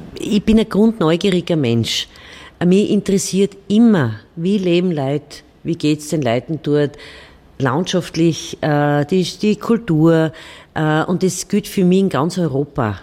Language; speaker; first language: German; native; German